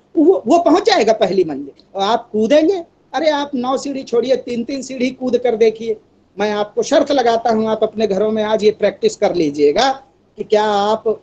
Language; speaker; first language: Hindi; native; Hindi